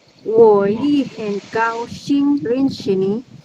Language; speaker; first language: Chinese; non-native, learner; Filipino